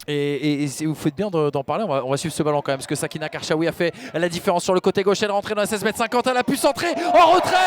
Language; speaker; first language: French; native; French